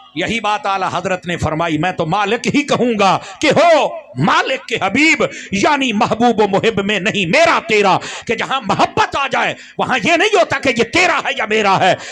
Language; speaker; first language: Urdu; non-native, local second language; Punjabi